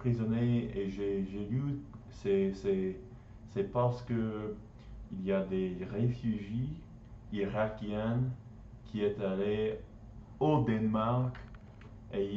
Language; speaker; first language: French; non-native, learner; English